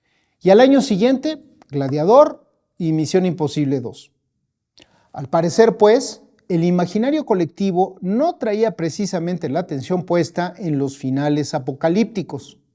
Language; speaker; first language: Spanish; native; Spanish